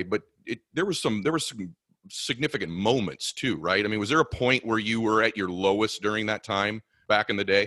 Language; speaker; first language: English; native; English